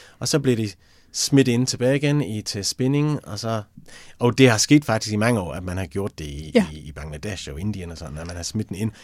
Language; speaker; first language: Danish; non-native, fluent; English